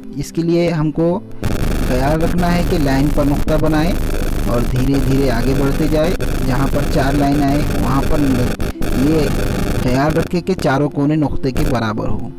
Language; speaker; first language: Urdu; native; Urdu